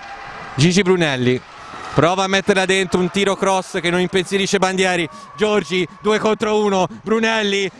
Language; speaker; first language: Italian; native; Italian